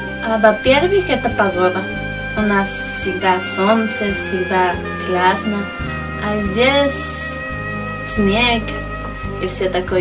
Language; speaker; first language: Russian; non-native, learner; Spanish